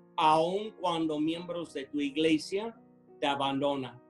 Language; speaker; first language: Spanish; non-native, fluent; English